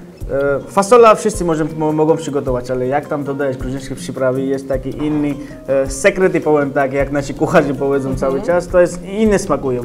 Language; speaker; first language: Polish; non-native, learner; Georgian